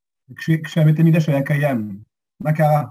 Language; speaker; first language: Hebrew; non-native, fluent; French